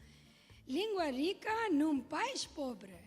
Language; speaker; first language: Portuguese; non-native, learner; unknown